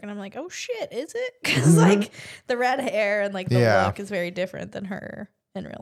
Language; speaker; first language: English; native; English